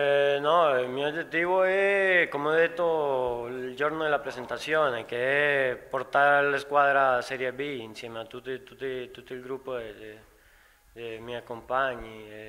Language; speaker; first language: Italian; non-native, learner; Spanish